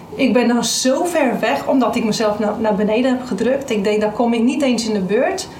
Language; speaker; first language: Dutch; non-native, fluent; Romanian